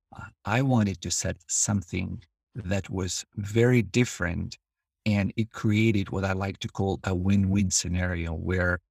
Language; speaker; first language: English; non-native, fluent; Albanian